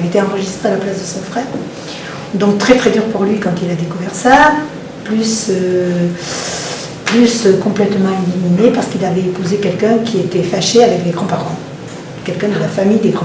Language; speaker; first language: French; early bilingual, other home language; Italian